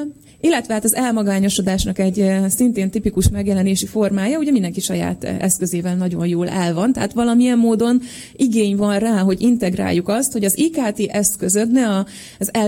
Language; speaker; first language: Hungarian; native; Hungarian